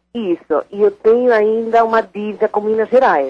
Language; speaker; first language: Portuguese; non-native, fluent; Spanish